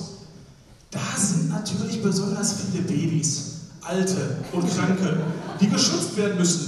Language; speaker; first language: German; native; German